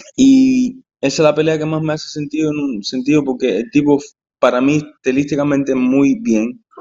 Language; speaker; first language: Spanish; early bilingual, heritage; Spanish